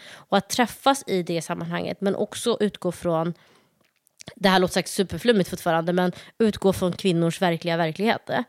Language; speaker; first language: Swedish; early bilingual, other home language; Somali